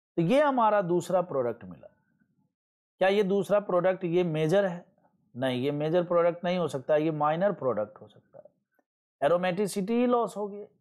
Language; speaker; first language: Hindi; native; Hindi